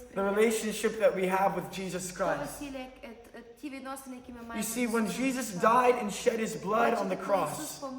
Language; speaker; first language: English; native; English